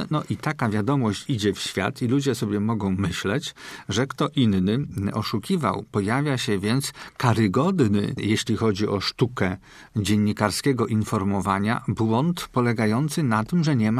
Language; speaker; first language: Polish; native; Polish